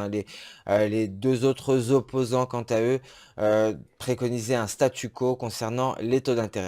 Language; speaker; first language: French; native; French